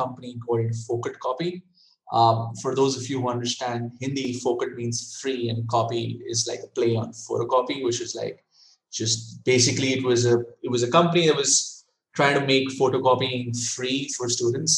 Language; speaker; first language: English; non-native, local second language; Hindi